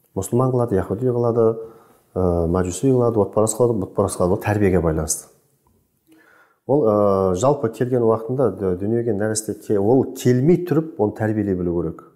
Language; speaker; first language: Kazakh; native; Kazakh